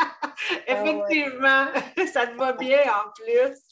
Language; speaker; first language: French; native; French